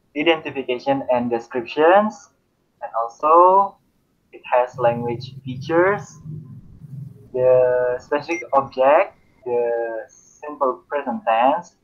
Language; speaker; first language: English; non-native, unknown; Indonesian